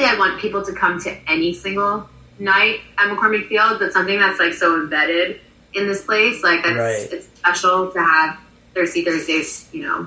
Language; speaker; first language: English; native; English